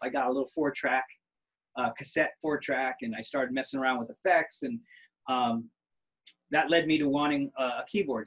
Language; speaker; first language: English; native; English